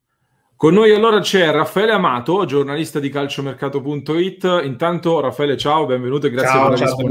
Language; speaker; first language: Italian; native; Italian